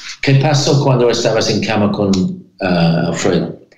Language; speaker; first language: Spanish; non-native, learner; English